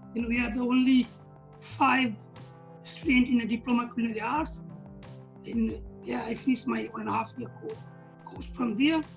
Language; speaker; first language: English; non-native, local second language; Nepali